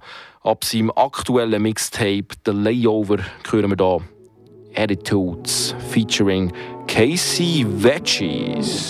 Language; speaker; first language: German; native; German